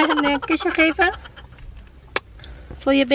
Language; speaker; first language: Dutch; non-native, learner; Filipino